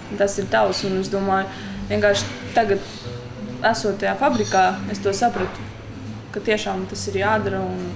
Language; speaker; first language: Latvian; native; Latvian